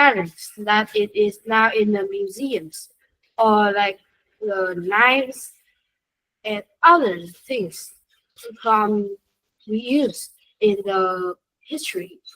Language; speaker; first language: English; non-native, learner; Vietnamese